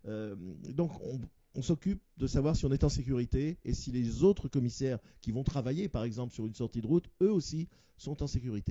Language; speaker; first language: French; native; French